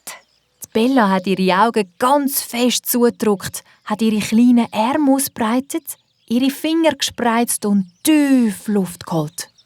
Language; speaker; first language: German; native; German